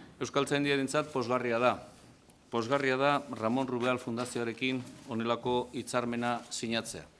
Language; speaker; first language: Basque; native; Basque